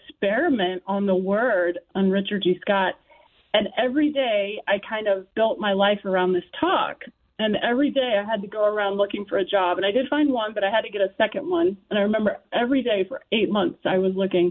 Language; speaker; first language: English; native; English